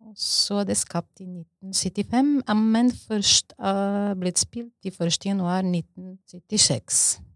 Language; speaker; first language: Norwegian; non-native, fluent; Bulgarian